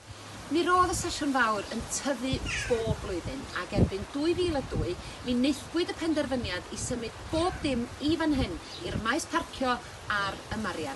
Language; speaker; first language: Welsh; native; Welsh